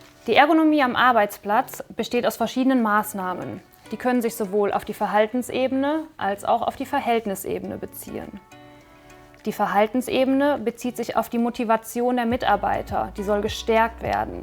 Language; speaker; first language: German; native; German